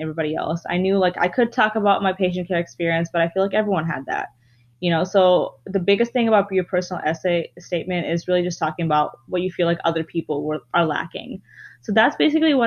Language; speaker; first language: English; non-native, local second language; Bangla